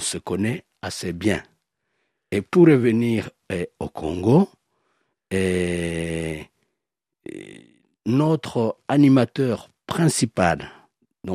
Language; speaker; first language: French; non-native, local second language; Swahili